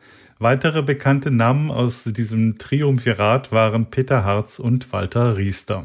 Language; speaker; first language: German; native; German